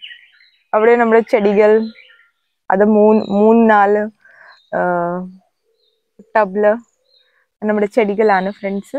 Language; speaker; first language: Malayalam; non-native, learner; Hindi